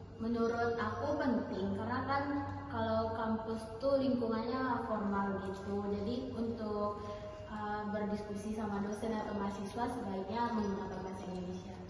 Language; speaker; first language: Indonesian; non-native, local second language; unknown